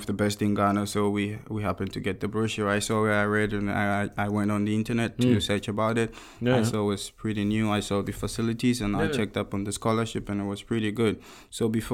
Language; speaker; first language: English; non-native, local second language; Akan